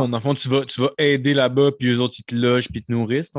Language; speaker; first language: French; native; French